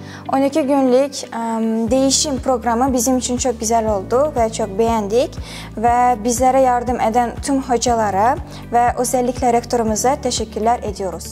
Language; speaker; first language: Turkish; non-native, learner; Uzbek